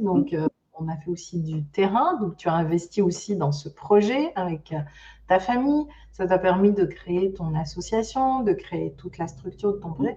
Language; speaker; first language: French; native; French